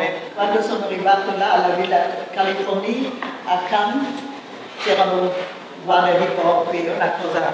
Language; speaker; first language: Italian; non-native, fluent; German